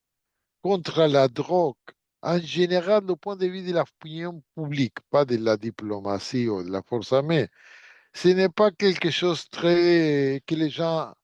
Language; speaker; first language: French; non-native, fluent; Portuguese